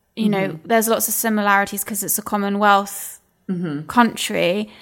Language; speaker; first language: English; native; English